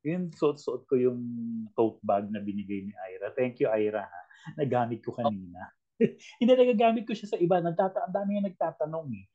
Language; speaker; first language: Filipino; native; Filipino